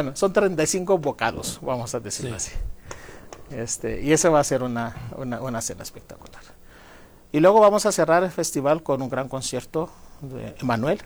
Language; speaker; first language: Spanish; non-native, fluent; Greek